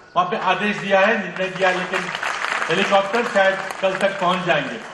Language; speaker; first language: Hindi; non-native, local second language; Marathi